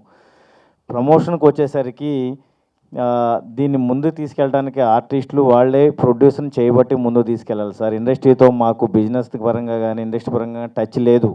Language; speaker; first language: Telugu; native; Telugu